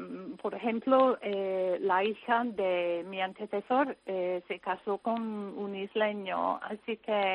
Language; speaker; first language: Spanish; non-native, fluent; English